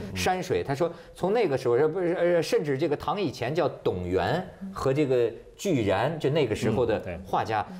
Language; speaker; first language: Chinese; native; Chinese